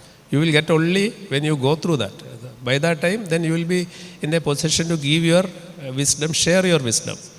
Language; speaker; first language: English; non-native, local second language; Malayalam